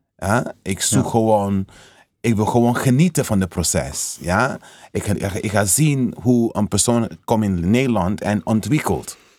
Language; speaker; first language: Dutch; non-native, learner; English